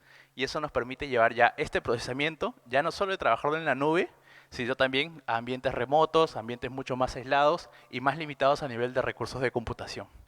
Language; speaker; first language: Spanish; native; Spanish